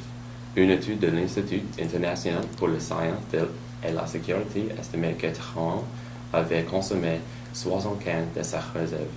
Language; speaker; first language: French; non-native, learner; English